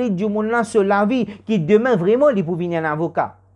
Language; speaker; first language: French; non-native, learner; Morisyen